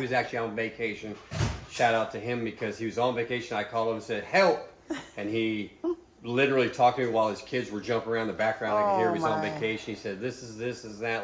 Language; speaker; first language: English; native; English